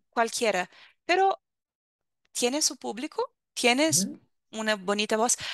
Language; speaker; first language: Spanish; non-native, fluent; Portuguese